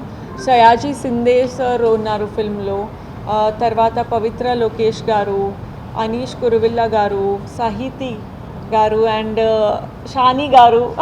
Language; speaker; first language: Telugu; non-native, fluent; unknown